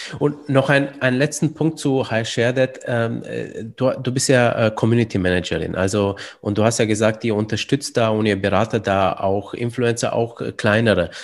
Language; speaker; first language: German; early bilingual, other home language; Romanian